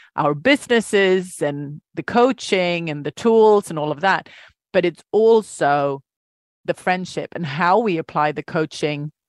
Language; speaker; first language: English; non-native, fluent; Swedish